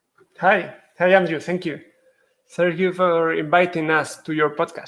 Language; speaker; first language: English; non-native, fluent; Spanish